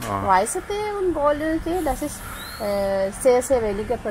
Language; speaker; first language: German; non-native, learner; Sinhala